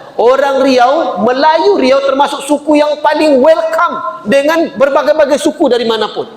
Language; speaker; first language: Malay; native; Malay